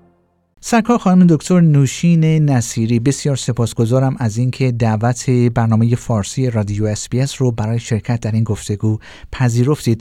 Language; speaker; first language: Persian; native; Persian